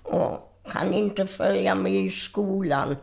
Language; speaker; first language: Swedish; non-native, fluent; German